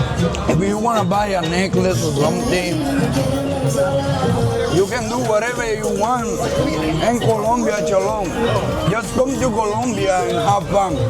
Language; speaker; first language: English; non-native, learner; Spanish